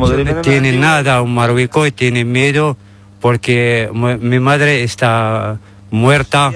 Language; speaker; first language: Spanish; non-native, learner; Arabic